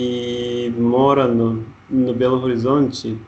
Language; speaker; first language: Portuguese; non-native, learner; Russian